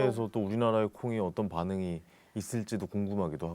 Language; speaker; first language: Korean; native; Korean